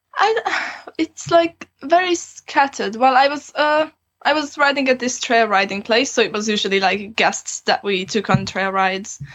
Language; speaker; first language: English; non-native, fluent; Romanian